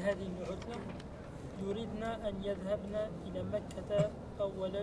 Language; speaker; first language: Arabic; non-native, learner; French